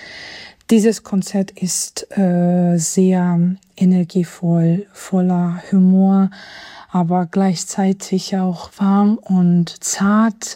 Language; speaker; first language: German; non-native, fluent; Georgian